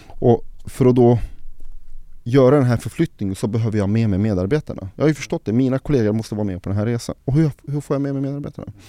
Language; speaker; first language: Swedish; early bilingual, other home language; Arabic